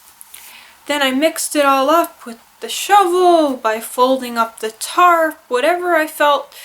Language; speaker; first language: English; native; English